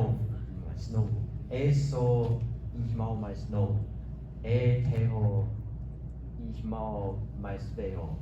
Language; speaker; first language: Portuguese; non-native, learner; English